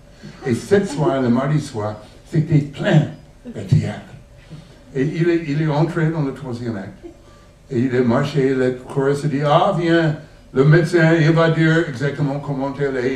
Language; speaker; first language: French; non-native, learner; English